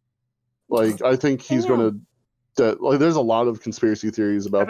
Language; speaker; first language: English; native; English